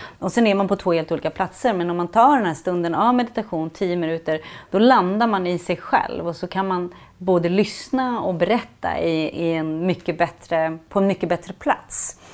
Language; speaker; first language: Swedish; native; Swedish